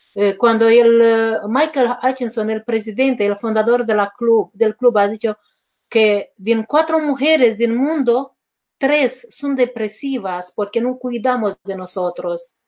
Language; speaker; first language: Spanish; non-native, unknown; Romanian